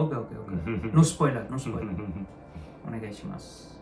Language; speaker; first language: Japanese; non-native, learner; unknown